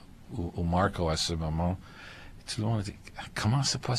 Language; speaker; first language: French; non-native, local second language; English